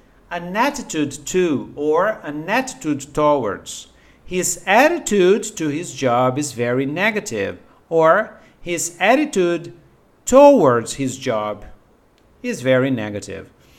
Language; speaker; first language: English; non-native, fluent; Portuguese